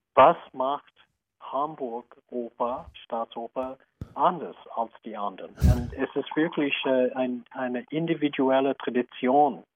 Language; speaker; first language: German; non-native, fluent; English